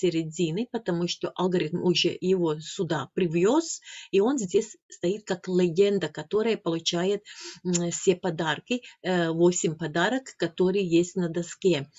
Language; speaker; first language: Russian; non-native, fluent; Latvian